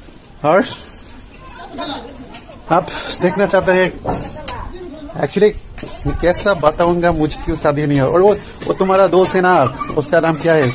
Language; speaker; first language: Hindi; non-native, learner; Bangla